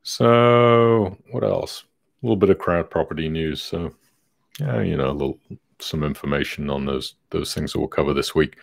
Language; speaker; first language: English; native; English